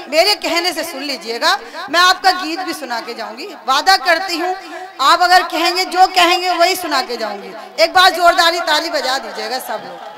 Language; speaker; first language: Hindi; native; Hindi